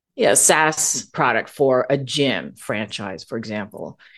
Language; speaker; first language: English; native; English